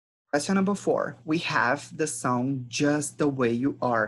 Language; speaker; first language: English; non-native, fluent; Portuguese